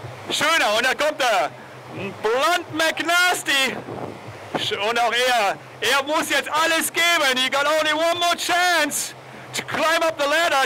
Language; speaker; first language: German; native; German